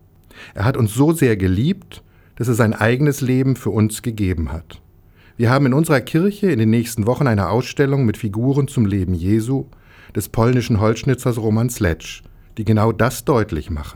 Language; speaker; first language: German; native; German